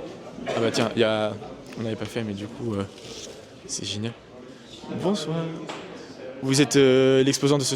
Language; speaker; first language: French; native; French